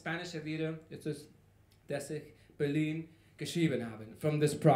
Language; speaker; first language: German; non-native, learner; Spanish